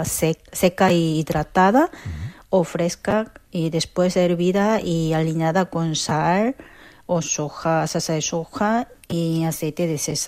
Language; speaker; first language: Spanish; non-native, fluent; Korean